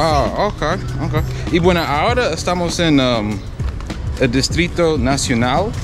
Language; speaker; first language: Spanish; non-native, learner; English